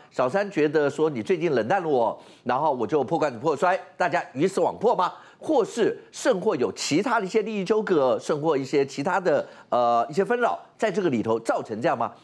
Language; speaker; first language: Chinese; native; Chinese